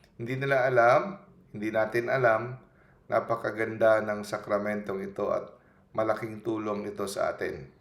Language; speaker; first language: Filipino; non-native, local second language; Cebuano